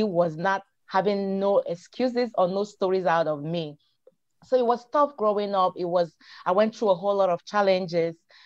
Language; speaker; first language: English; non-native, local second language; Igbo